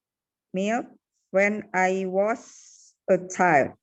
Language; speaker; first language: English; non-native, learner; Indonesian